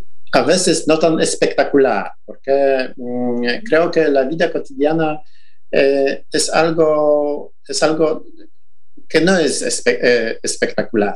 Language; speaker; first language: Spanish; non-native, fluent; Polish